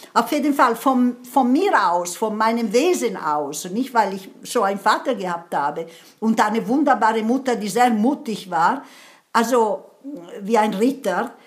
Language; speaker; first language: German; non-native, fluent; Italian